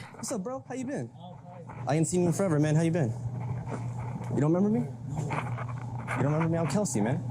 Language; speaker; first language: English; native; English